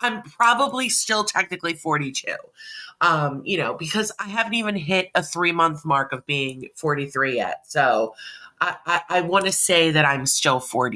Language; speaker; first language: English; native; English